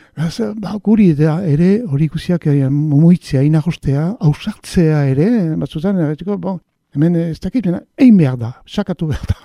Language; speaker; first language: Basque; native; Basque